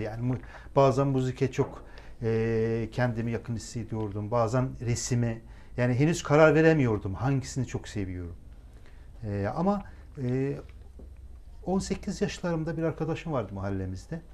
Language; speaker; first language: Turkish; non-native, local second language; Azerbaijani